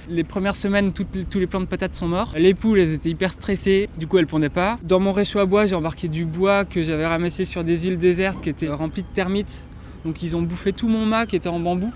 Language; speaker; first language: French; native; French